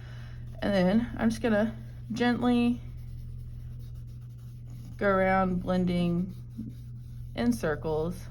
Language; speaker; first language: English; native; English